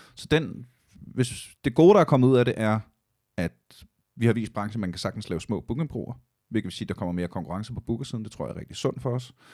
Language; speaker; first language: Danish; native; Danish